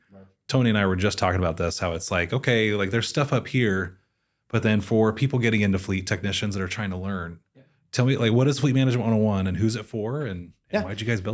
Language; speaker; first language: English; native; English